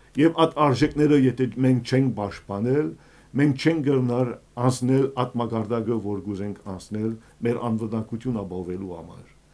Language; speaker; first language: Armenian; early bilingual, heritage; Armenian